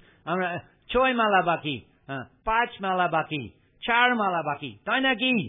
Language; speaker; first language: Bangla; non-native, fluent; English